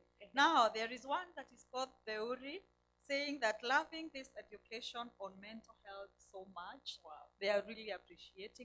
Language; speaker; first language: English; non-native, local second language; Swahili